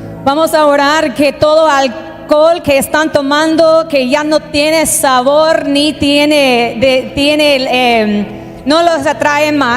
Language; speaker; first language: Spanish; native; Spanish